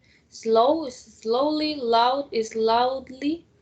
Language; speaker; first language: English; non-native, learner; Spanish